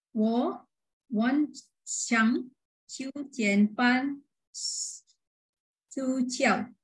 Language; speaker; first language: Chinese; non-native, learner; Malay